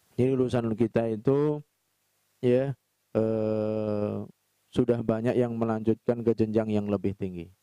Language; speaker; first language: Indonesian; native; Indonesian